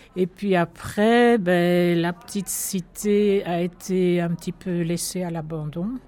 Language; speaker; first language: French; native; French